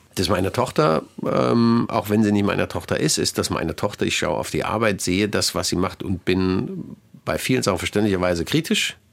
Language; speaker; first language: German; native; German